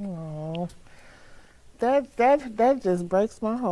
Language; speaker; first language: English; native; English